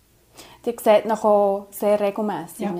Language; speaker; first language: German; native; German